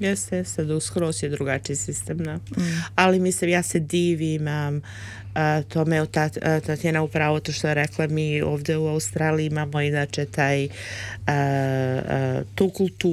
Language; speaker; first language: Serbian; early bilingual, heritage; Serbian